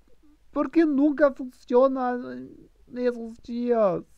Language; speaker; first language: Portuguese; non-native, learner; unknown